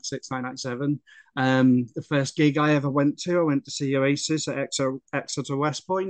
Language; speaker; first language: English; native; English